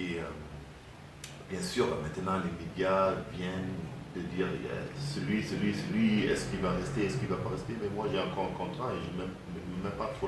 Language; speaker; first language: French; non-native, fluent; German